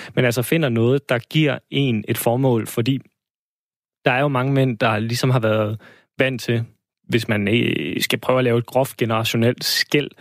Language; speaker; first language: Danish; native; Danish